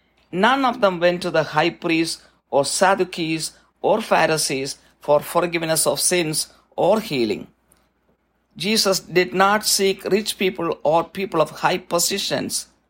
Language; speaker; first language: English; non-native, local second language; Malayalam